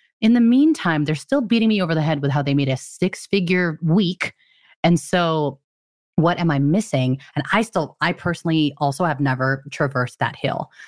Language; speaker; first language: English; early bilingual, other home language; Filipino